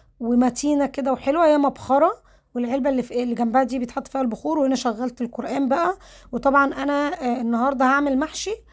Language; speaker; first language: Arabic; native; Arabic